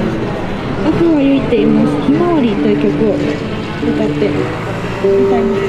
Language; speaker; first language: Japanese; native; Japanese